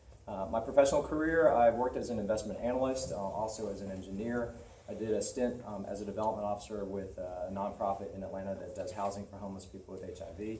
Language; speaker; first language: English; native; English